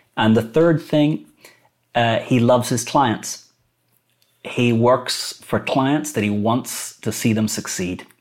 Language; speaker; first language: English; native; English